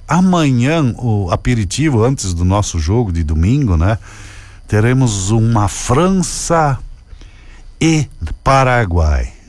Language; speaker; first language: Portuguese; native; Portuguese